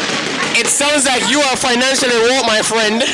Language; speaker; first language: English; native; English